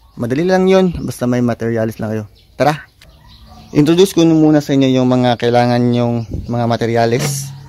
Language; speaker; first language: Filipino; non-native, local second language; Cebuano